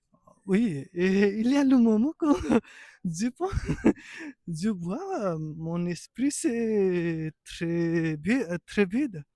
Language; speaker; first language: French; non-native, learner; Nepali